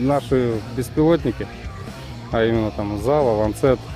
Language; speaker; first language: Russian; native; Russian